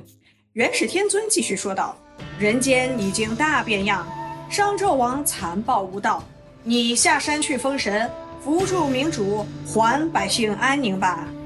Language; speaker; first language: Chinese; native; Chinese